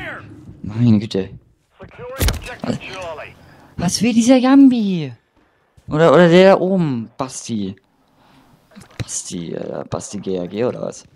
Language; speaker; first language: German; native; German